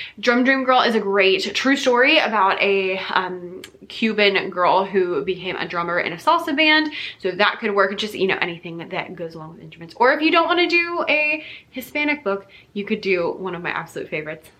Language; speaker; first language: English; native; English